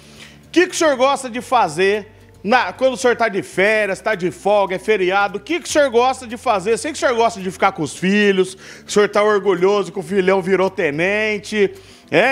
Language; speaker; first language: Portuguese; native; Portuguese